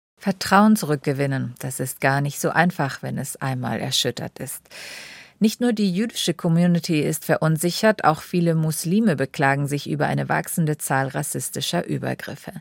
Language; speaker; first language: German; native; German